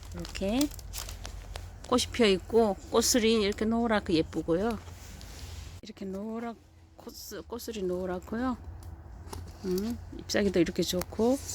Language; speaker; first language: Korean; native; Korean